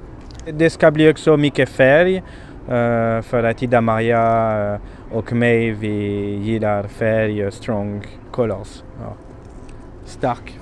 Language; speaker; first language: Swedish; non-native, learner; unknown